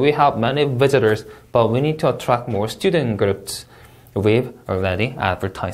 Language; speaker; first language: English; non-native, fluent; Korean